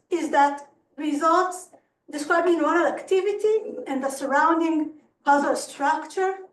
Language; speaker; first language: English; non-native, fluent; Hebrew